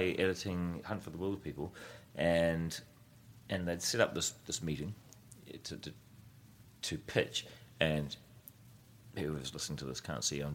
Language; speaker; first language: English; native; English